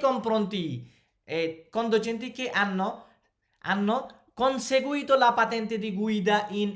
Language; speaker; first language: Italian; non-native, fluent; Bangla